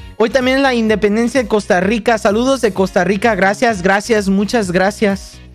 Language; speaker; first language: Spanish; native; Spanish